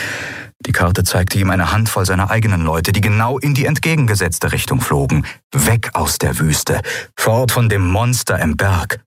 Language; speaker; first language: German; native; German